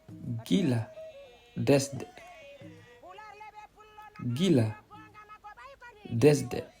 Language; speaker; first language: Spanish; non-native, fluent; Fula